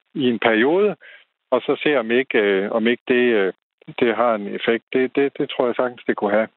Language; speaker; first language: Danish; native; Danish